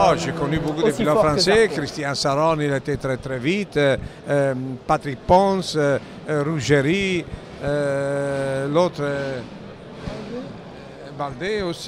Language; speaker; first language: French; non-native, learner; Italian